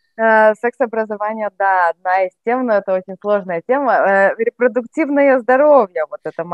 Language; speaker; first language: Russian; native; Russian